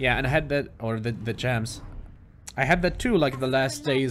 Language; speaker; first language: English; non-native, fluent; German